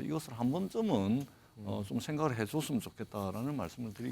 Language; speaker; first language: Korean; native; Korean